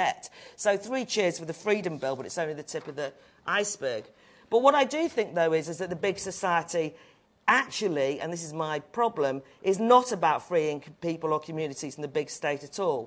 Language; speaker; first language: English; native; English